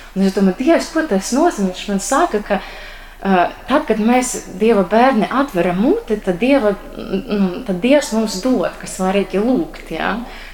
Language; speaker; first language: Latvian; non-native, local second language; Russian